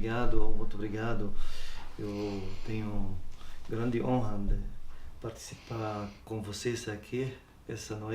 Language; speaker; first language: Portuguese; non-native, learner; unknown